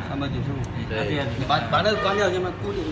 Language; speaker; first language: Chinese; native; Chinese